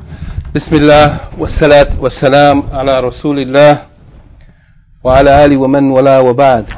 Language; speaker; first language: Arabic; non-native, fluent; English